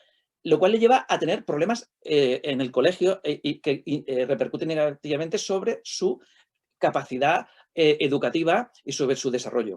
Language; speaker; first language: Spanish; native; Spanish